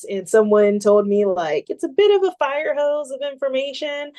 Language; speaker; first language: English; native; English